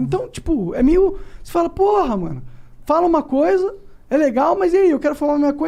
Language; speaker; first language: Portuguese; native; Portuguese